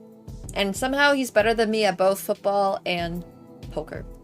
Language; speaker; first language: English; native; English